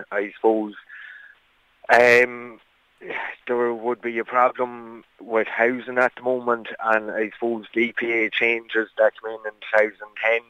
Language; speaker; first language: English; native; English